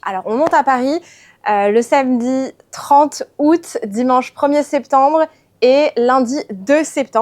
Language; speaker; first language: French; native; French